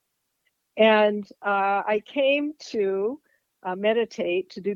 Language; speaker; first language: English; native; English